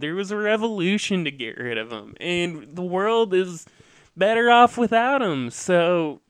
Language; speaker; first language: English; native; English